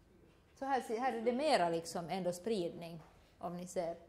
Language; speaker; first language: Swedish; native; Swedish